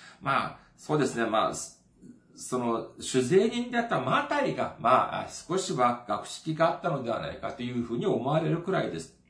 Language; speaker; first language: Japanese; non-native, fluent; Korean